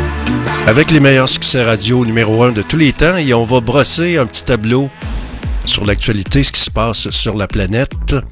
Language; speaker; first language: French; native; French